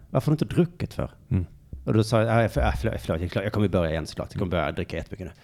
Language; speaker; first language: Swedish; native; Swedish